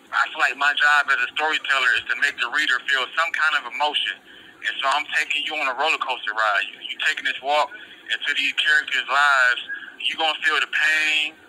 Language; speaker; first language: English; native; English